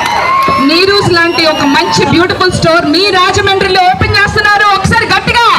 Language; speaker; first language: Telugu; non-native, learner; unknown